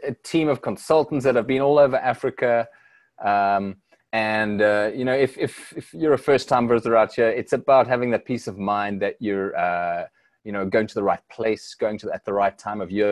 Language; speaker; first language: English; native; English